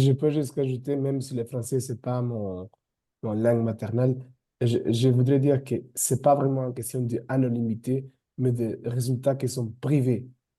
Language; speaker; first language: French; non-native, fluent; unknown